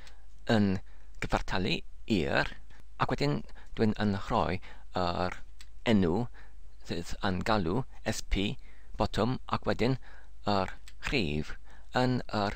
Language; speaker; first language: Welsh; non-native, learner; English